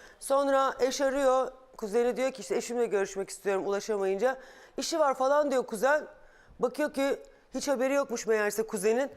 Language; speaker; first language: Turkish; native; Turkish